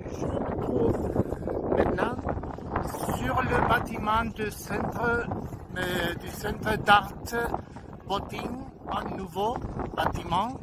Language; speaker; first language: French; non-native, learner; Spanish